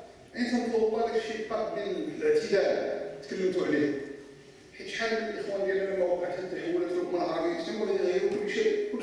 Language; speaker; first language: Arabic; native; Arabic